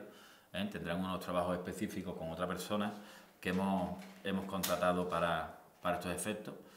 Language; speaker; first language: Spanish; native; Spanish